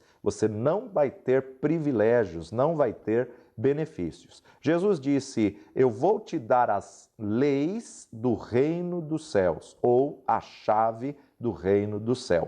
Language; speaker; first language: Portuguese; native; Portuguese